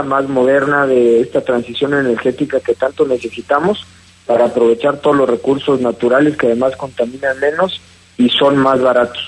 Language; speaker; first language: Spanish; native; Spanish